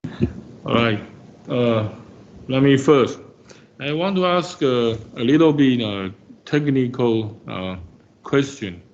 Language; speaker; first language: English; non-native, fluent; Chinese